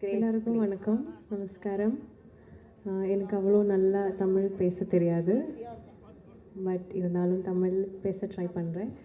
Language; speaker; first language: Tamil; non-native, learner; Malayalam